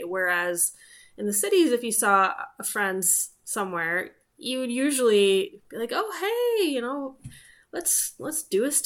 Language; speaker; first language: English; native; English